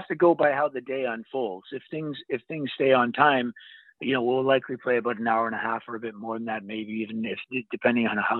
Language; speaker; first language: English; native; English